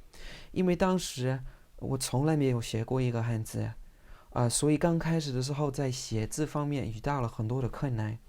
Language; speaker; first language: Chinese; non-native, fluent; English